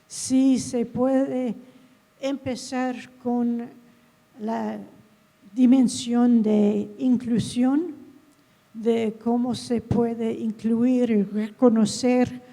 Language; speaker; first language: Spanish; non-native, fluent; English